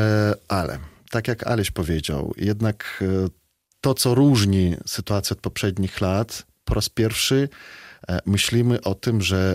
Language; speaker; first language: Polish; non-native, fluent; Belarusian